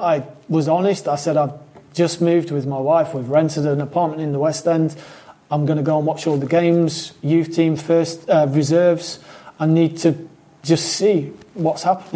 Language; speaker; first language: English; native; English